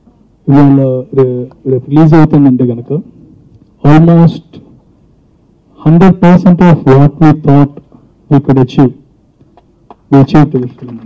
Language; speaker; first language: Telugu; native; Telugu